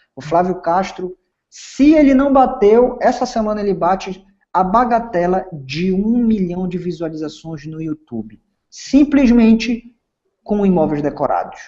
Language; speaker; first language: Portuguese; native; Portuguese